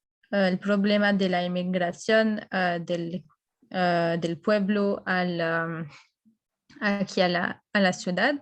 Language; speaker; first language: Spanish; non-native, fluent; French